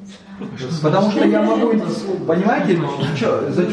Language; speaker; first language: Russian; native; Russian